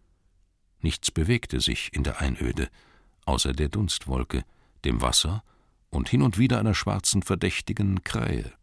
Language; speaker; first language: German; native; German